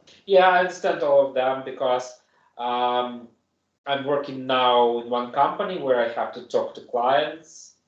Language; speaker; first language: English; non-native, fluent; German